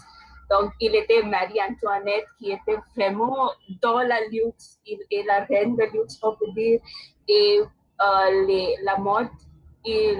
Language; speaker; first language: French; non-native, learner; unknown